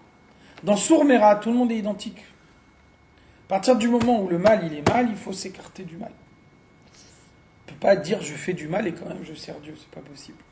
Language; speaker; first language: French; native; French